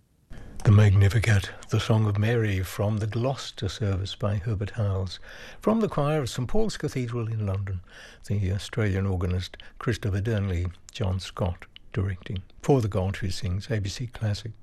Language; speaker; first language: English; native; English